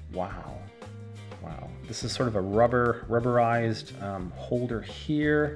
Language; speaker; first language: English; native; English